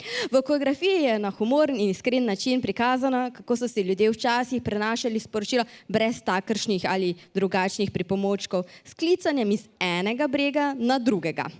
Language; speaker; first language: Slovenian; native; Slovenian